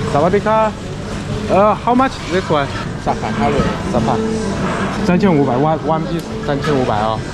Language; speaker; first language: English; non-native, learner; Chinese